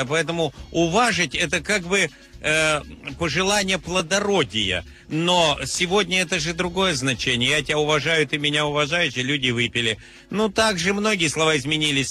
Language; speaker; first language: Russian; native; Russian